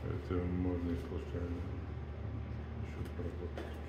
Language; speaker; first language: Russian; non-native, learner; Bulgarian